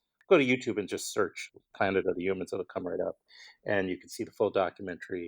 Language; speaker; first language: English; native; English